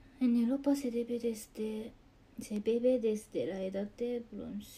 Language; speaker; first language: Spanish; non-native, learner; Japanese